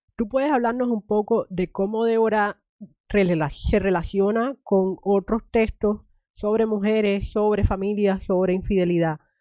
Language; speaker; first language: Spanish; native; Spanish